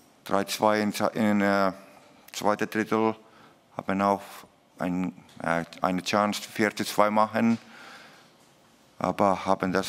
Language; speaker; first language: German; non-native, learner; Finnish